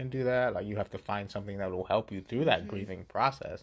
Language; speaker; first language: English; native; English